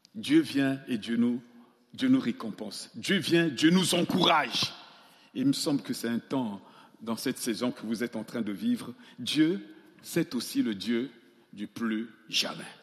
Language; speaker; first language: French; non-native, local second language; Sango